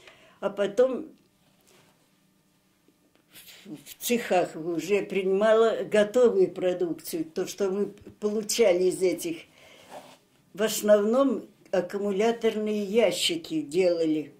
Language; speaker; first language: Russian; native; Russian